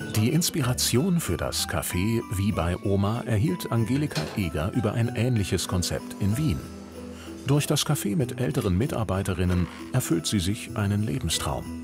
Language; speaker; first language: German; native; German